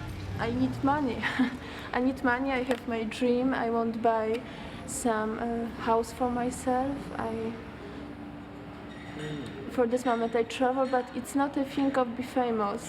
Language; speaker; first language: English; non-native, learner; Polish